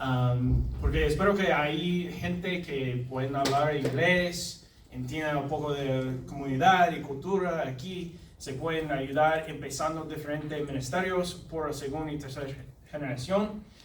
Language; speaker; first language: Spanish; non-native, learner; English